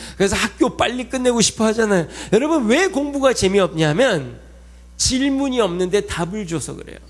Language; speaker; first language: Korean; early bilingual, heritage; Korean